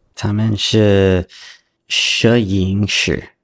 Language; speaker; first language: Chinese; non-native, learner; English